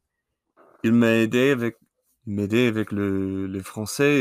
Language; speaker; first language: French; non-native, learner; English